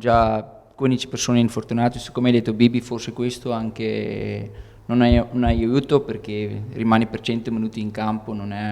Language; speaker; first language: Italian; non-native, learner; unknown